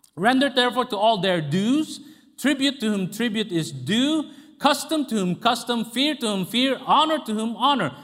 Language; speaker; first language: English; non-native, local second language; Filipino